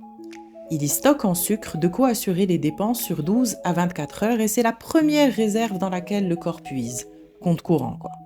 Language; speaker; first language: French; native; French